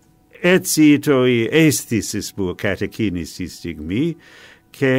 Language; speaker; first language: Greek; non-native, fluent; English